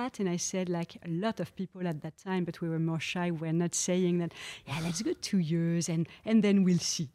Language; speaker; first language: English; non-native, fluent; French